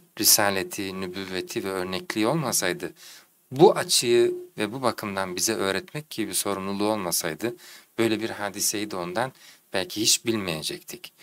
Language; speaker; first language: Turkish; native; Turkish